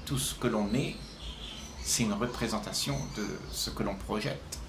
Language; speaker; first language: French; native; French